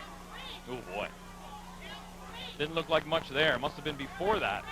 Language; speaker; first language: English; native; English